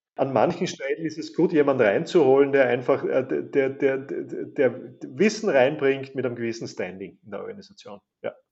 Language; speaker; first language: German; native; German